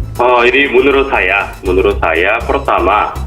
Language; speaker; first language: Indonesian; non-native, fluent; Korean